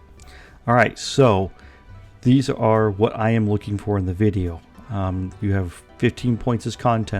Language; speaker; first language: English; native; English